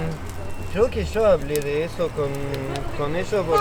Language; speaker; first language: Spanish; non-native, learner; French